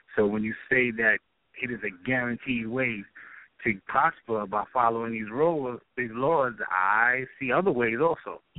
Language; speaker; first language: English; native; English